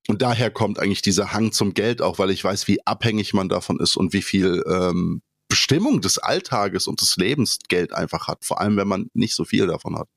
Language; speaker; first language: German; early bilingual, other home language; Polish